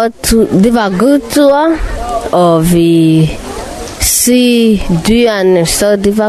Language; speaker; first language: Danish; non-native, local second language; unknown